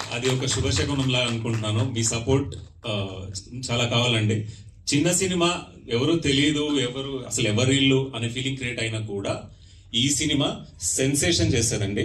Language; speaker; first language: Telugu; native; Telugu